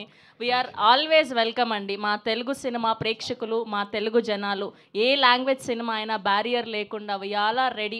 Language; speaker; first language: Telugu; native; Telugu